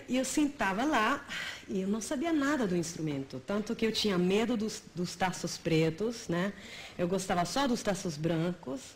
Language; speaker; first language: Portuguese; non-native, fluent; Italian